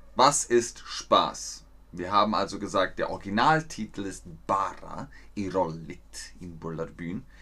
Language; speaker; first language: German; native; German